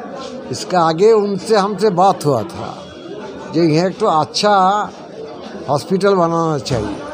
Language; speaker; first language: Hindi; non-native, local second language; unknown